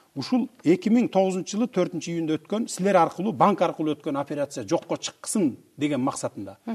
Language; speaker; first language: Kyrgyz; native; Kyrgyz